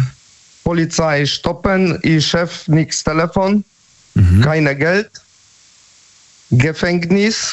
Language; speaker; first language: German; non-native, learner; Polish